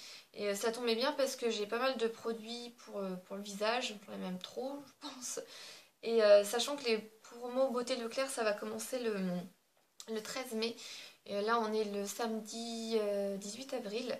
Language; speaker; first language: French; native; French